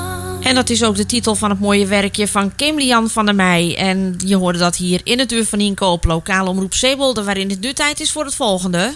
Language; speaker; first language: Dutch; native; Dutch